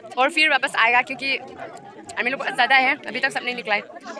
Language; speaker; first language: Hindi; non-native, local second language; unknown